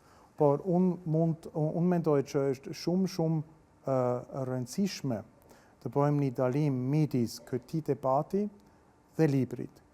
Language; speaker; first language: Albanian; non-native, fluent; German